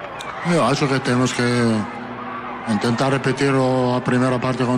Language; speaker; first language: Portuguese; non-native, fluent; Italian